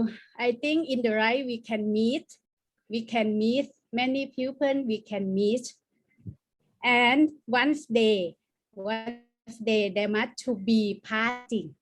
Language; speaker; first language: English; non-native, learner; Thai